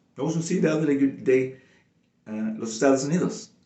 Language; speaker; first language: Spanish; non-native, local second language; English